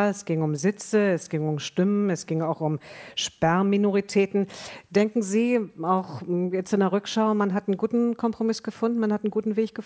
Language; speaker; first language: German; native; German